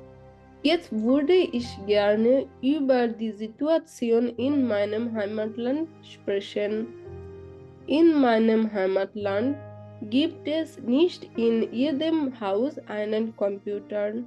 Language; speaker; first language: German; non-native, learner; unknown